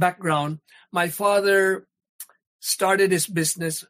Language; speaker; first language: English; non-native, local second language; Hiligaynon